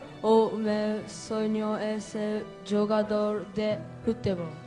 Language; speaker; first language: Portuguese; non-native, learner; Japanese